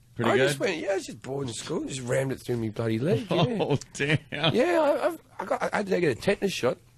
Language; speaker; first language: English; native; English